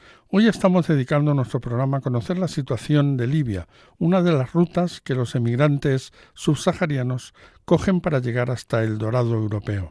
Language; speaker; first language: Spanish; native; Spanish